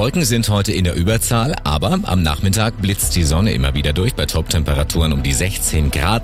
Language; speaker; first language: German; native; German